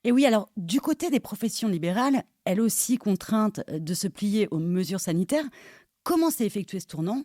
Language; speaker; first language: French; native; French